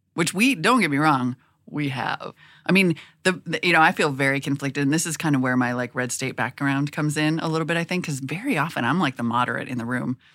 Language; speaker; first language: English; native; English